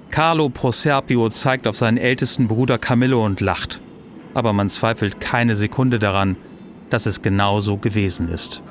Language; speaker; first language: German; native; German